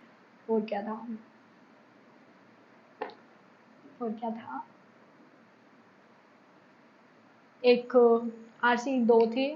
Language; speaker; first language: Hindi; native; Hindi